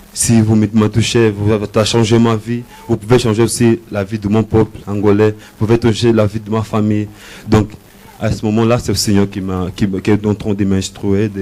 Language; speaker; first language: French; non-native, learner; Portuguese